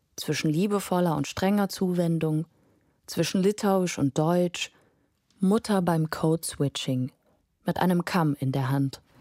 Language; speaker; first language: German; non-native, fluent; Lithuanian